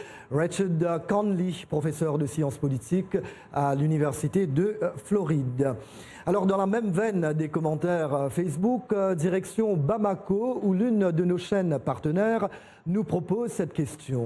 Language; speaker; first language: French; native; French